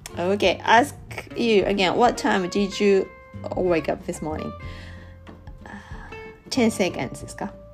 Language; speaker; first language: English; non-native, learner; Japanese